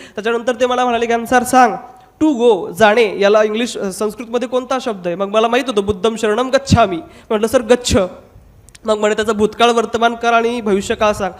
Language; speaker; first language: Marathi; non-native, local second language; Hindi